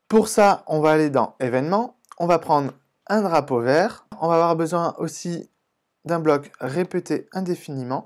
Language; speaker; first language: French; native; French